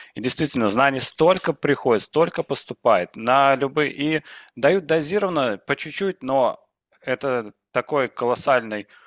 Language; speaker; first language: Russian; non-native, local second language; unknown